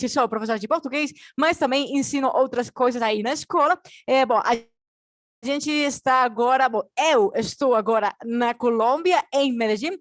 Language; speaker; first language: Portuguese; non-native, fluent; Spanish